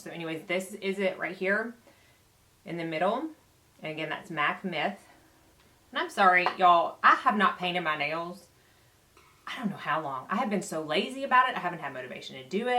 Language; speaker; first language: English; native; English